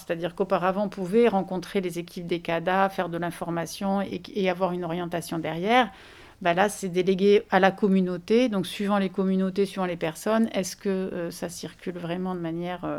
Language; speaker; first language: French; native; French